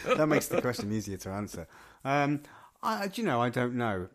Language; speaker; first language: English; native; English